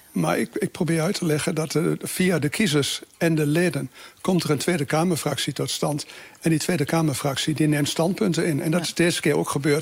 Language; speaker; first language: Dutch; native; Dutch